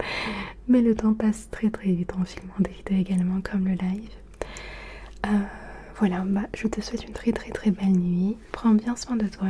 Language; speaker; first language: French; early bilingual, other home language; Turkish